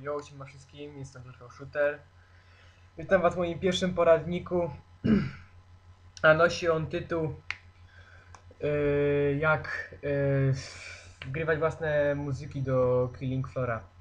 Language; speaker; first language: Polish; native; Polish